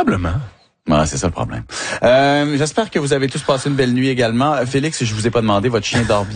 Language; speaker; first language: French; native; French